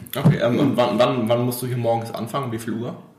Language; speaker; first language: German; native; German